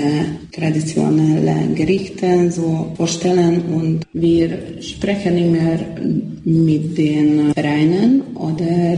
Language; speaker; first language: German; non-native, local second language; Hungarian